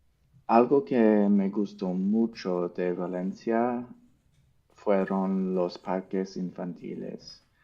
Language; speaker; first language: Spanish; non-native, learner; English